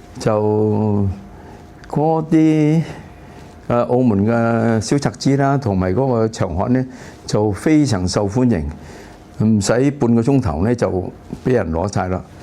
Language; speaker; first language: Cantonese; early bilingual, heritage; Cantonese